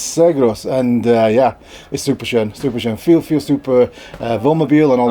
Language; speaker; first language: German; non-native, learner; English